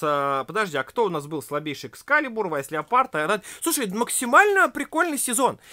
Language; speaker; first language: Russian; native; Russian